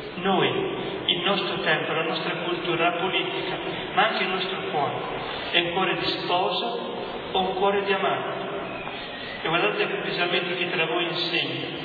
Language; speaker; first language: Italian; native; Italian